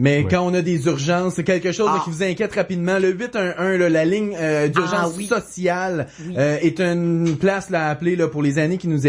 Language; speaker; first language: French; native; French